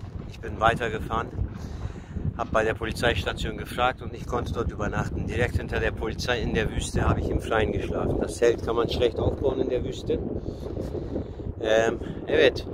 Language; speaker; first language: German; early bilingual, other home language; Turkish